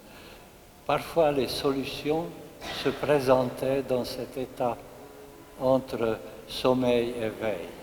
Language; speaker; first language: French; non-native, fluent; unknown